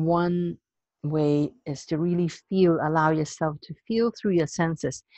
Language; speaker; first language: English; non-native, local second language; Cantonese